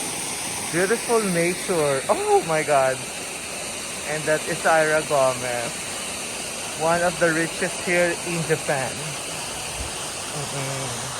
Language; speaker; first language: English; non-native, local second language; Filipino